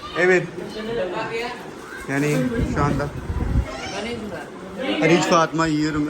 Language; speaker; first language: Turkish; non-native, learner; Punjabi